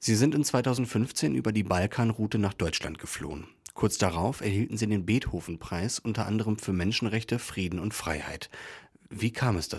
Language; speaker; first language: German; native; German